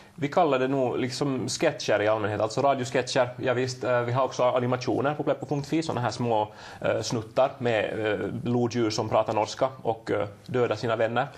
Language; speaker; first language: Swedish; native; Swedish